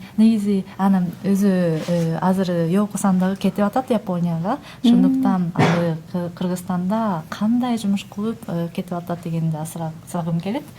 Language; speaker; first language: Kyrgyz; non-native, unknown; Japanese